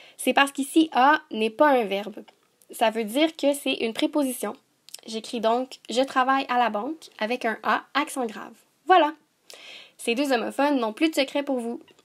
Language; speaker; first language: French; native; French